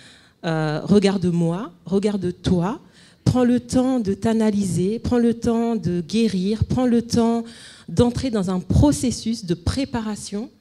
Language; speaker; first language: French; native; French